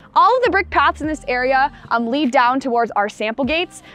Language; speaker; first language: English; native; English